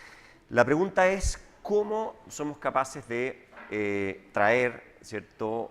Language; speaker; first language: Spanish; native; Spanish